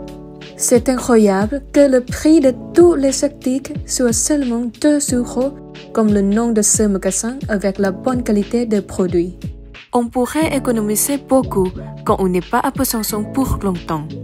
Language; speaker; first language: French; non-native, fluent; Thai